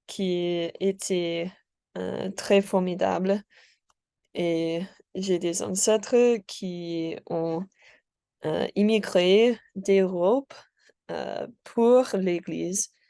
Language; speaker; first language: French; non-native, learner; English